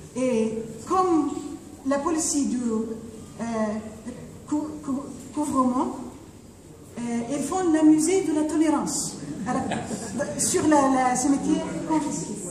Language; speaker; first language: French; non-native, fluent; Arabic